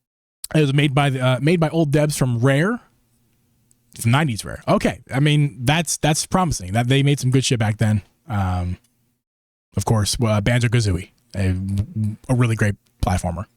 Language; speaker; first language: English; native; English